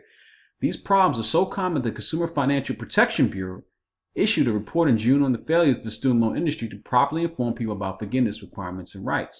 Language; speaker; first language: English; native; English